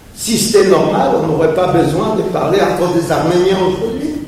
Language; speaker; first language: French; early bilingual, other home language; Polish